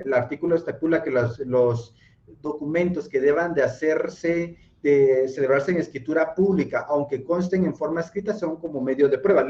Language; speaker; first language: Spanish; native; Spanish